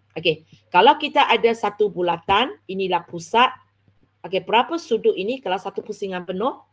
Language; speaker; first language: Malay; non-native, local second language; Chinese